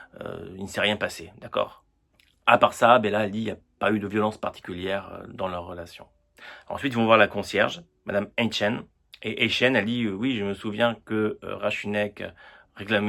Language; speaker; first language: French; native; French